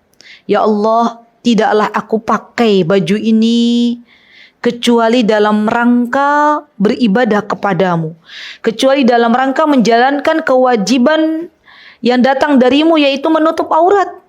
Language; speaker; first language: Indonesian; native; Indonesian